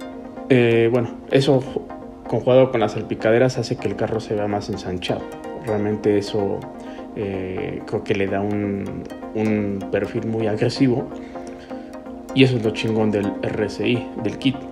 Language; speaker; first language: Spanish; native; Spanish